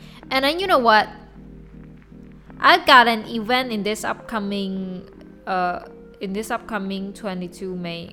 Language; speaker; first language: English; non-native, local second language; Chinese